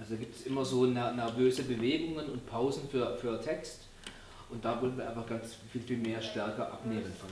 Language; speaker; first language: German; native; German